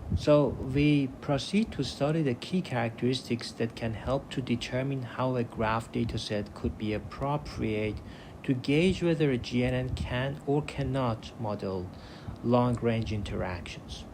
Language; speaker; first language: English; non-native, fluent; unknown